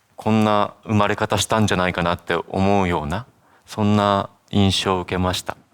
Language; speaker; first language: Japanese; native; Japanese